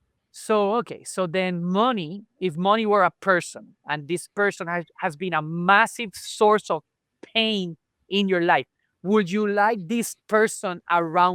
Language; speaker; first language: English; non-native, local second language; Spanish